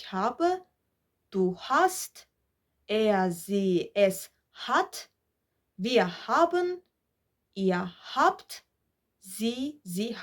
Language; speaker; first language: German; non-native, fluent; Georgian